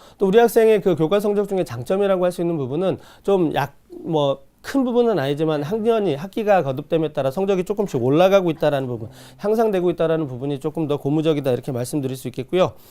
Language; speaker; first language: Korean; native; Korean